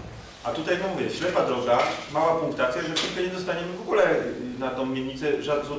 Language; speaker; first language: Polish; native; Polish